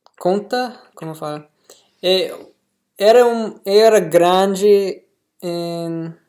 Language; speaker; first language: Portuguese; non-native, learner; English